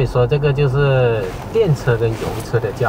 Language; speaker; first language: Chinese; native; Chinese